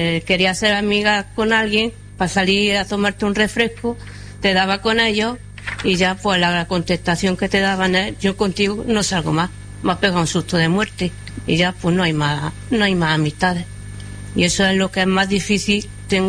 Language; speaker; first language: Spanish; non-native, fluent; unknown